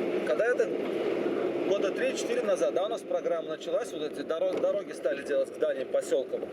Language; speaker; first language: Russian; native; Russian